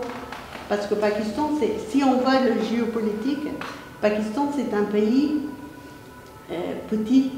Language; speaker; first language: French; non-native, fluent; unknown